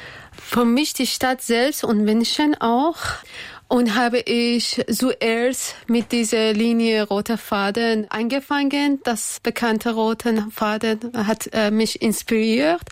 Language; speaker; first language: German; non-native, learner; Persian